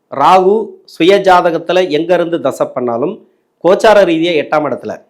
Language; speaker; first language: Tamil; native; Tamil